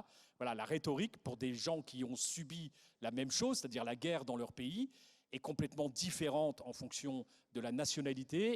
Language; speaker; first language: French; native; French